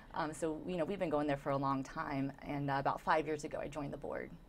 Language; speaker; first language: English; native; English